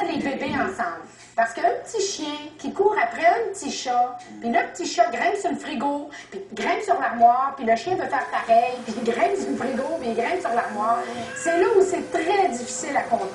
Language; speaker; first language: French; native; French